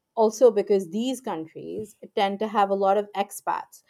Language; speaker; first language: English; non-native, local second language; Urdu